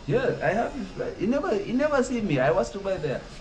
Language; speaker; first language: English; non-native, learner; Swahili